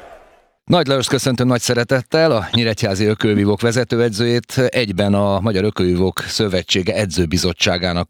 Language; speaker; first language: Hungarian; native; Hungarian